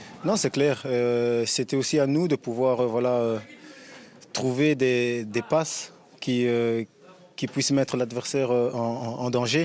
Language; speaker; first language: French; native; French